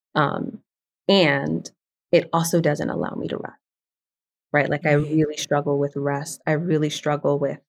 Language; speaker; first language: English; early bilingual, other home language; Spanish